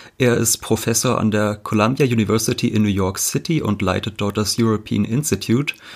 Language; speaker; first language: German; native; German